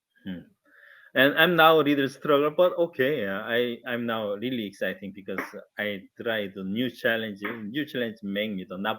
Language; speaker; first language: English; non-native, learner; Korean